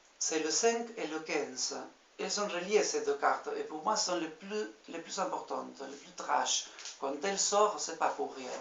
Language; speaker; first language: French; non-native, fluent; Spanish